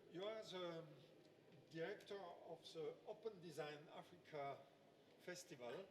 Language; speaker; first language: English; non-native, fluent; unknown